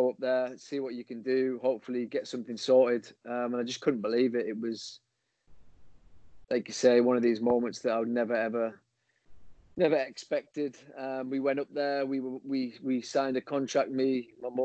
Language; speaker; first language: English; native; English